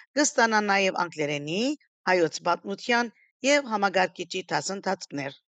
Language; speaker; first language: Armenian; early bilingual, heritage; Armenian